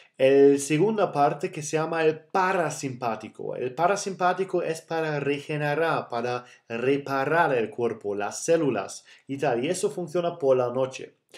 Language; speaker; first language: Spanish; non-native, fluent; German